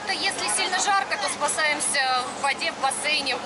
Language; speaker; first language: Russian; native; Russian